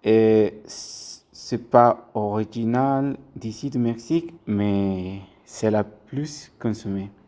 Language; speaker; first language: French; non-native, learner; Spanish